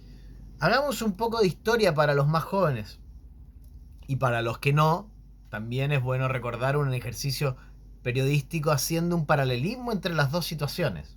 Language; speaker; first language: Spanish; native; Spanish